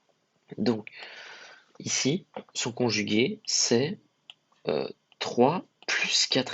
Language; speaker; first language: French; native; French